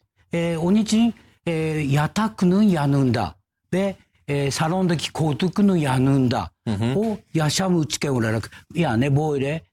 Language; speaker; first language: Turkish; non-native, learner; Japanese